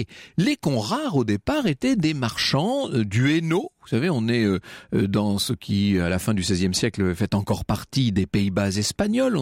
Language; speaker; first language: French; native; French